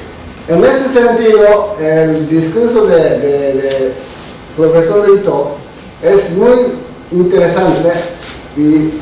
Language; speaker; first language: Spanish; non-native, fluent; Japanese